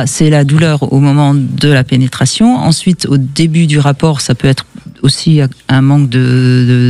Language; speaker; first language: French; native; French